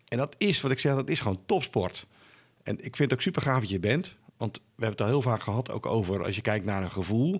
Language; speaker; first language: Dutch; native; Dutch